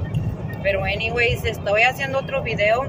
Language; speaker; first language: Spanish; early bilingual, heritage; Spanish